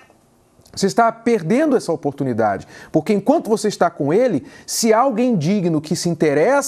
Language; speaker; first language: Portuguese; native; Portuguese